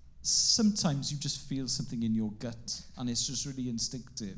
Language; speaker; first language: English; non-native, local second language; Welsh